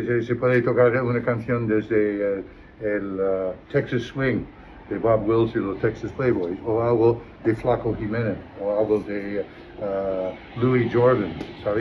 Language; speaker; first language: Spanish; early bilingual, other home language; English